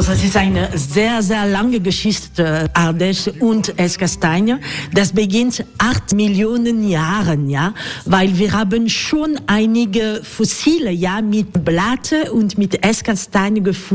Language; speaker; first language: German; non-native, fluent; French